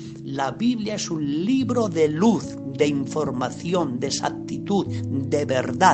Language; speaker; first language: Spanish; native; Spanish